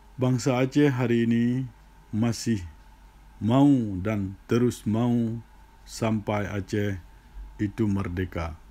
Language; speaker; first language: Malay; non-native, local second language; Achinese